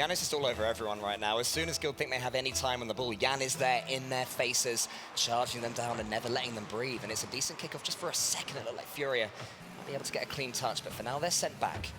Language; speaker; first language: English; native; English